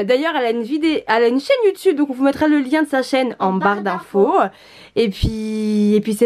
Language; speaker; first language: French; native; French